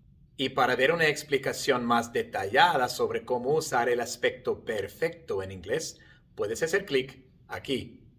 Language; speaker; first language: Spanish; non-native, fluent; English